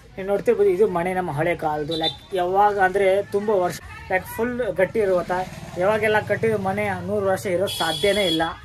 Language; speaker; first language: Kannada; non-native, local second language; Urdu